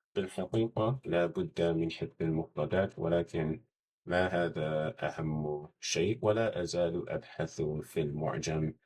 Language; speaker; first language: Arabic; non-native, fluent; English